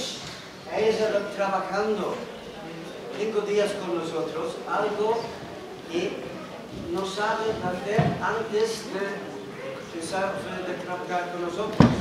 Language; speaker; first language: Spanish; non-native, learner; Dutch